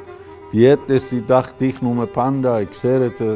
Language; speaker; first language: Greek; non-native, learner; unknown